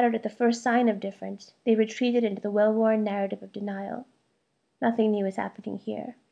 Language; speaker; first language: English; early bilingual, other home language; Malayalam